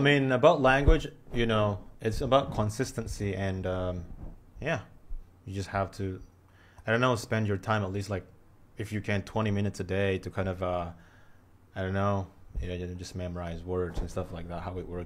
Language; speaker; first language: English; non-native, fluent; Indonesian